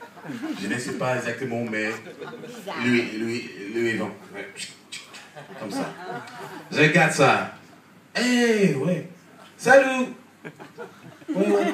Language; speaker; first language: French; non-native, learner; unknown